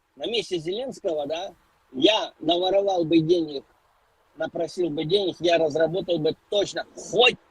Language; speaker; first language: Russian; non-native, local second language; Ukrainian